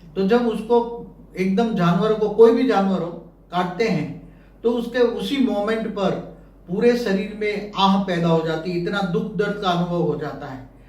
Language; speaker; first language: Hindi; non-native, local second language; Gujarati